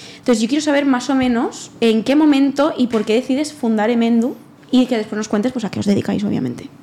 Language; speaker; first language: Spanish; native; Spanish